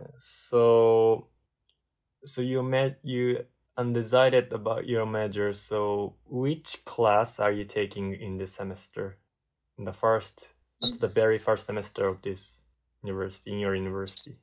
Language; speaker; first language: English; non-native, learner; Japanese